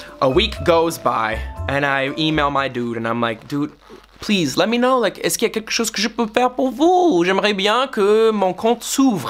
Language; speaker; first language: French; non-native, fluent; English